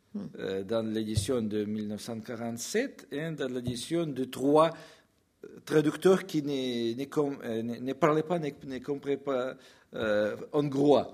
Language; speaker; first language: French; non-native, fluent; Russian